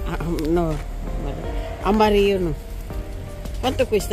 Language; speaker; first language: Spanish; non-native, learner; Filipino